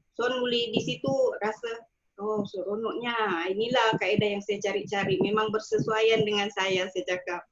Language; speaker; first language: Malay; native; Malay